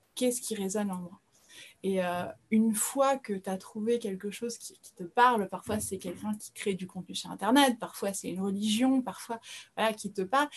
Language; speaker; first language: French; early bilingual, other home language; Portuguese